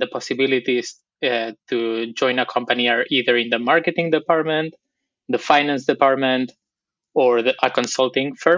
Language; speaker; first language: English; non-native, fluent; Spanish